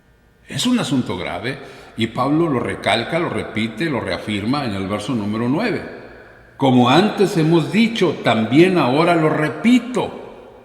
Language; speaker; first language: Spanish; native; Spanish